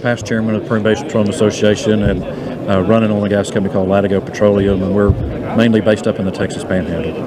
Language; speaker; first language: English; native; English